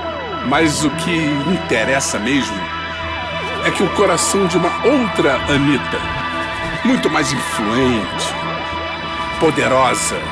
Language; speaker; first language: Portuguese; native; Portuguese